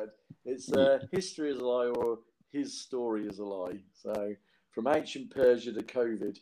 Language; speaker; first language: English; native; English